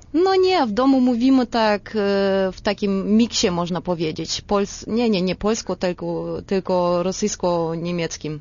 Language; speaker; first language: Polish; non-native, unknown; Russian